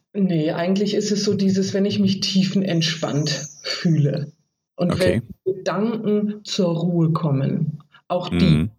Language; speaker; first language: German; native; German